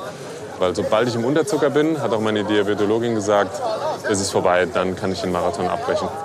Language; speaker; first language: German; native; German